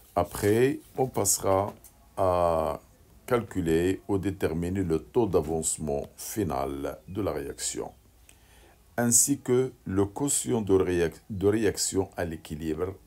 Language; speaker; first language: French; non-native, local second language; Arabic